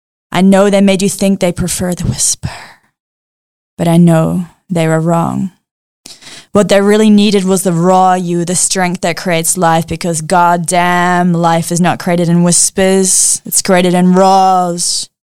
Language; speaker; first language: English; early bilingual, other home language; Dutch